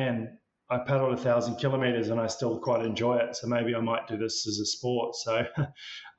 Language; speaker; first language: English; native; English